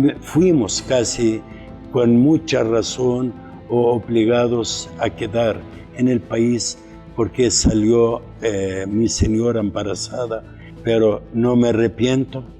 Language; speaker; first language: Spanish; non-native, fluent; Arabic